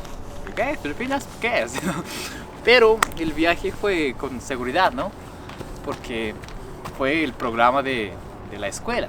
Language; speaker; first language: Spanish; non-native, fluent; Japanese